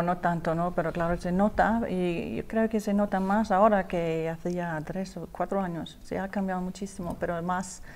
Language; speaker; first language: Spanish; non-native, learner; Danish